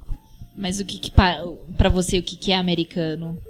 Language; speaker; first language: Portuguese; early bilingual, heritage; Portuguese